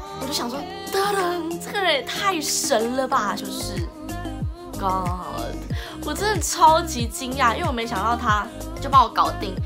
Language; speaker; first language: Chinese; native; Chinese